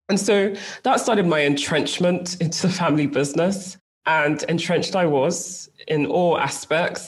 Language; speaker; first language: English; native; English